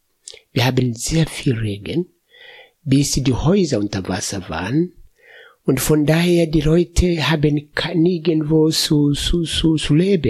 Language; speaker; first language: German; non-native, fluent; Swahili